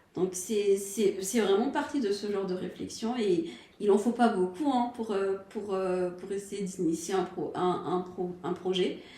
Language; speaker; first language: French; non-native, local second language; Malagasy